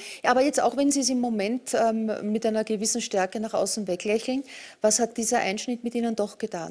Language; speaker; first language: German; native; German